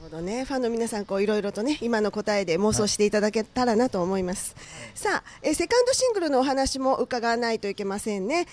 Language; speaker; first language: Japanese; native; Japanese